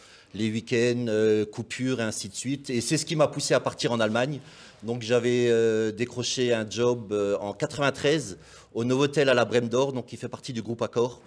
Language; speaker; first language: French; native; French